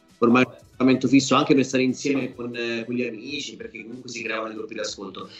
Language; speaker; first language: Italian; native; Italian